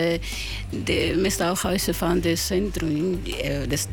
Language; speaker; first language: Dutch; non-native, learner; Spanish